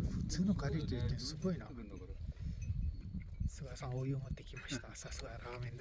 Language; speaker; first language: Japanese; native; Japanese